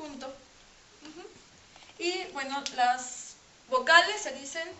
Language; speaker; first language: Spanish; non-native, fluent; French